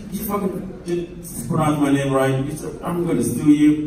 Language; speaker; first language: English; non-native, fluent; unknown